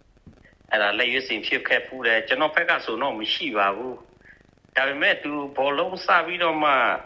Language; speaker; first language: Burmese; non-native, local second language; Shan